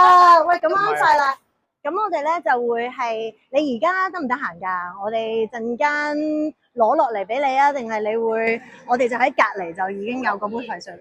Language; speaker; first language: Cantonese; native; Cantonese